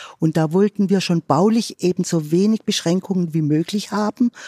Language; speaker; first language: German; native; German